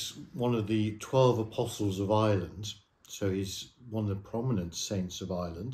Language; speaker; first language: English; native; English